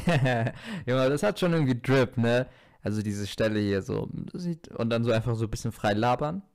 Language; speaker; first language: German; native; German